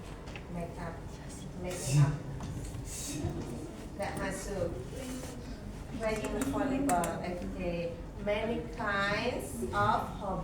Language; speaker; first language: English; non-native, learner; Indonesian